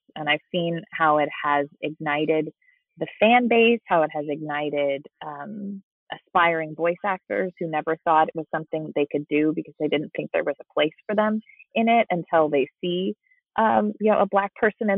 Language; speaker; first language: English; native; English